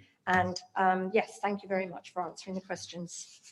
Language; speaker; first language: English; native; English